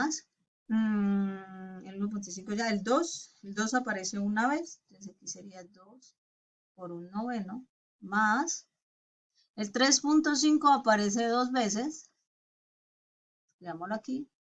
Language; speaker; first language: Spanish; native; Spanish